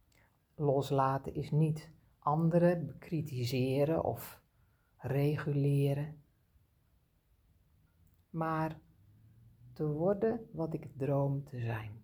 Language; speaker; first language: Dutch; native; Dutch